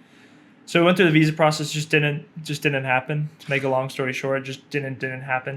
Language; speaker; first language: English; native; English